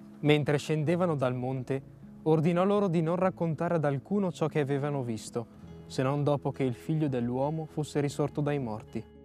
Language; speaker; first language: Italian; native; Italian